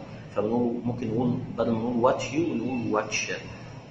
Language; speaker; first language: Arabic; native; Arabic